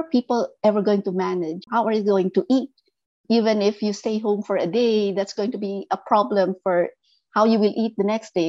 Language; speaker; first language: English; non-native, local second language; Filipino